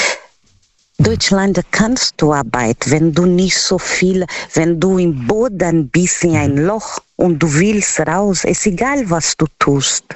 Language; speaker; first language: German; non-native, learner; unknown